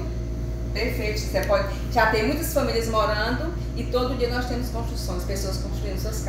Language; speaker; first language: Portuguese; native; Portuguese